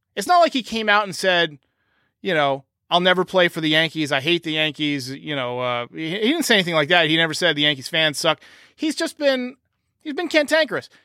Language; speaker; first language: English; native; English